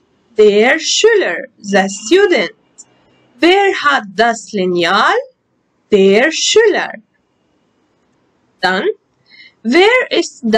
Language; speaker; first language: German; non-native, fluent; Arabic